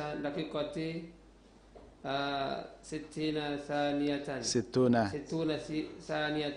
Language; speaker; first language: Arabic; non-native, learner; Indonesian